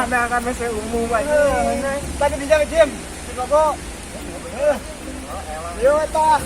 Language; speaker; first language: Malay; non-native, local second language; Sundanese